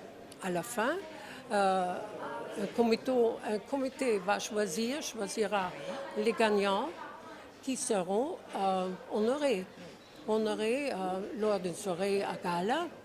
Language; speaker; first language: French; non-native, fluent; Czech